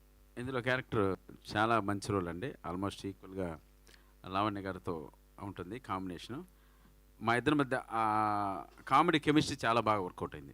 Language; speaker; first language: Telugu; native; Telugu